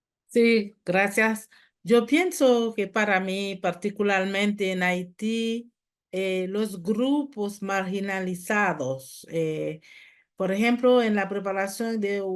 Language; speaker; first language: Spanish; non-native, fluent; Haitian Creole